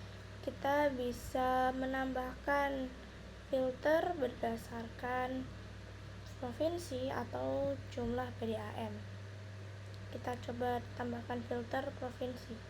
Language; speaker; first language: Indonesian; native; Indonesian